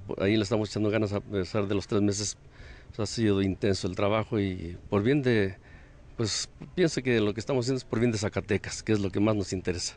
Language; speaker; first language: Spanish; native; Spanish